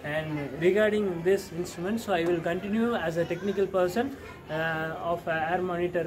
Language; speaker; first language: English; non-native, local second language; Tamil